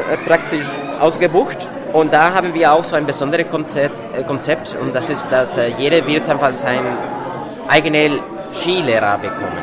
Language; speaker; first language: German; non-native, fluent; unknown